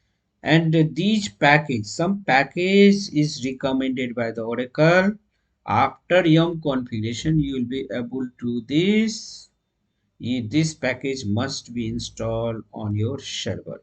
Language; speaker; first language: English; non-native, local second language; Hindi